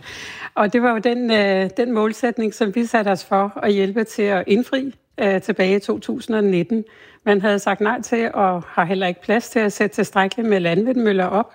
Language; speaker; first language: Danish; native; Danish